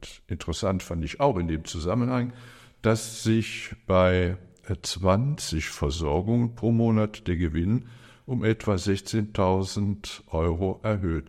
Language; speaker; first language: German; native; German